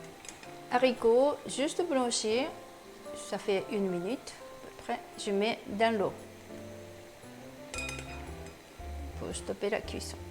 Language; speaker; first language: French; non-native, fluent; Japanese